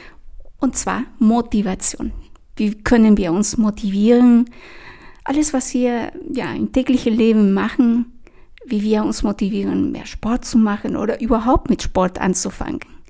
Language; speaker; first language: German; non-native, fluent; Spanish